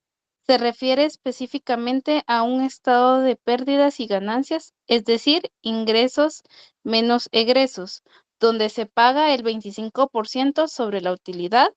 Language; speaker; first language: Spanish; native; Spanish